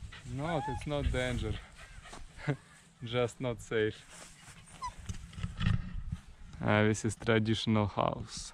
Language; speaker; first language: English; non-native, learner; Russian